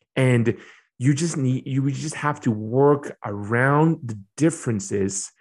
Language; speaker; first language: English; early bilingual, other home language; Burmese